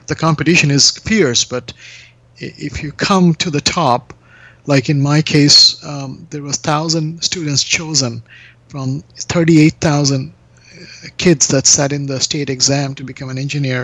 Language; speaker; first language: English; non-native, local second language; Bangla